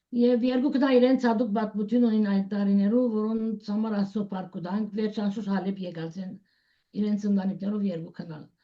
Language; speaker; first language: Armenian; early bilingual, heritage; Armenian